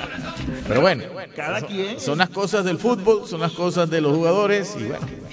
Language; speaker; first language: Spanish; native; Spanish